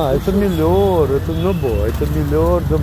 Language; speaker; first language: Portuguese; non-native, learner; English